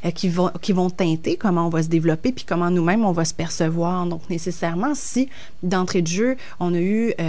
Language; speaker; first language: French; native; French